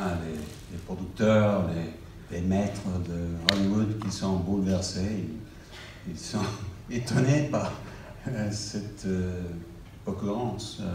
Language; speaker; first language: French; non-native, fluent; English